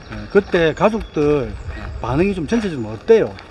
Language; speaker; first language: Korean; native; Korean